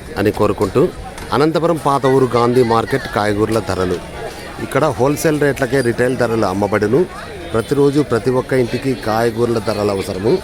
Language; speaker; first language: Telugu; native; Telugu